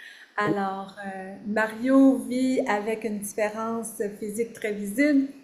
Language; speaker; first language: French; native; French